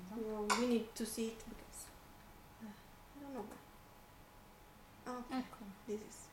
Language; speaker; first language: English; non-native, fluent; Italian